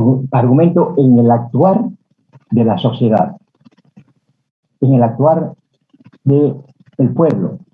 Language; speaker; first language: Spanish; native; Spanish